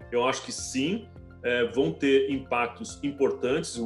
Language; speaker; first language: Portuguese; early bilingual, other home language; Chinese